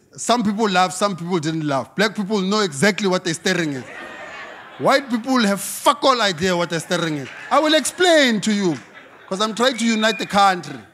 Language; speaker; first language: English; non-native, local second language; Xhosa